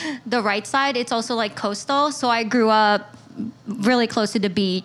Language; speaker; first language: English; non-native, local second language; Filipino